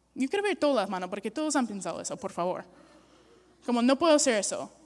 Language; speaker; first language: Spanish; non-native, fluent; English